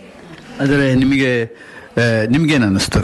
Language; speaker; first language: Kannada; native; Kannada